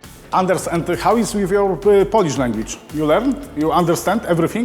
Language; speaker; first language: English; non-native, learner; Polish